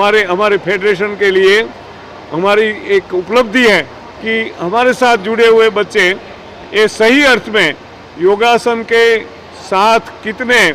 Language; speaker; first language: Hindi; native; Hindi